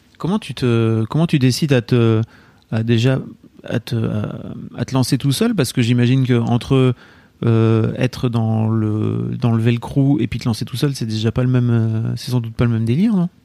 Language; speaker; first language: French; native; French